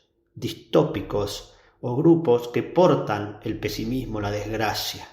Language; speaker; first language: Spanish; native; Spanish